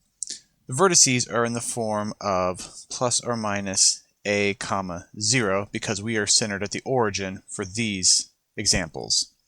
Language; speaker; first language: English; native; English